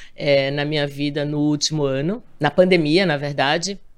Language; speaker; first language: Portuguese; native; Portuguese